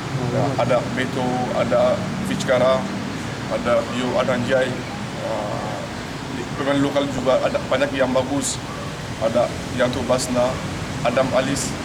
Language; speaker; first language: Indonesian; non-native, fluent; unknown